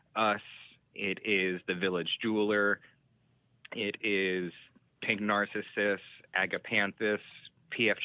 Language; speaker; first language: English; native; English